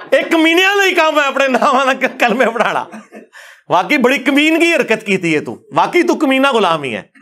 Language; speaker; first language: Urdu; non-native, local second language; Punjabi